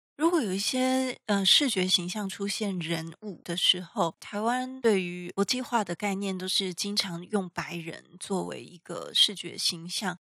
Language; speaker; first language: Chinese; native; Chinese